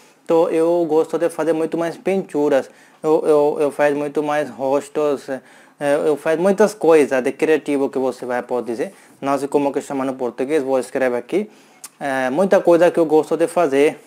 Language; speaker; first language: Portuguese; non-native, learner; Hindi